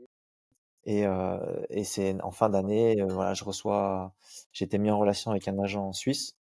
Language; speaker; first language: French; native; French